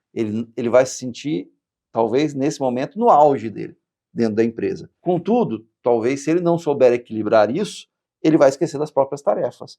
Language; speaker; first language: Portuguese; native; Portuguese